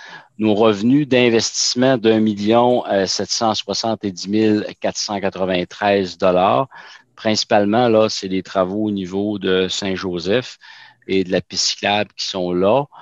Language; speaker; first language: French; native; French